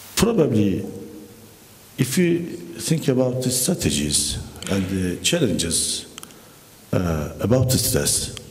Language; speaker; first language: English; non-native, fluent; Turkish